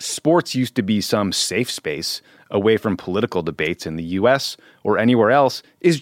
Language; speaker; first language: English; native; English